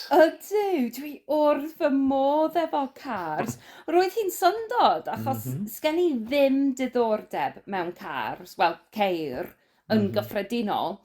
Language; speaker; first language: Welsh; non-native, learner; English